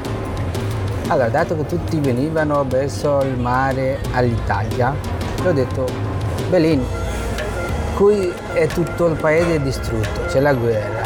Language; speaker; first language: Italian; non-native, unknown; Bangla